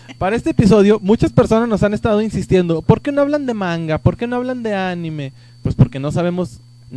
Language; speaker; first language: Spanish; native; Spanish